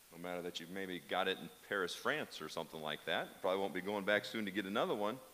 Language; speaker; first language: English; native; English